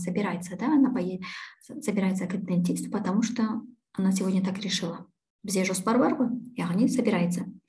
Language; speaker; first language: Russian; non-native, local second language; Kazakh